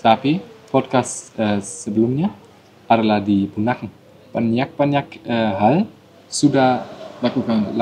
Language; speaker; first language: Indonesian; non-native, learner; German